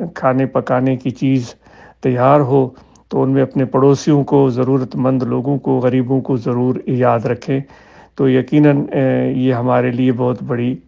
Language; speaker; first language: Urdu; non-native, local second language; Sindhi